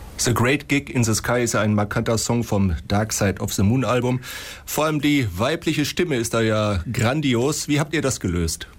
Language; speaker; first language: German; native; German